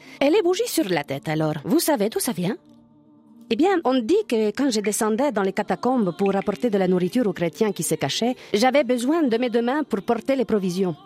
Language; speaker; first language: French; non-native, fluent; Italian